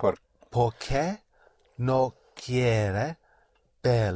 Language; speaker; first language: Spanish; non-native, learner; English